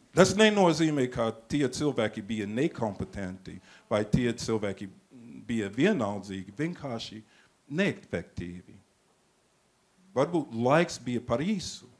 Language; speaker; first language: Latvian; non-native, fluent; English